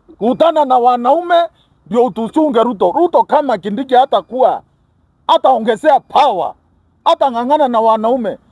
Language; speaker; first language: Swahili; non-native, local second language; Kikuyu